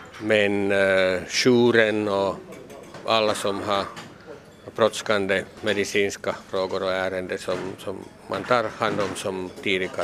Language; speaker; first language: Swedish; non-native, local second language; Finnish